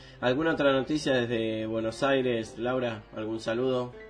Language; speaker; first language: Spanish; native; Spanish